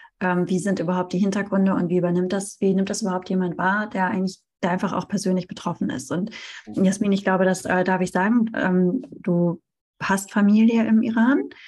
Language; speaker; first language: German; native; German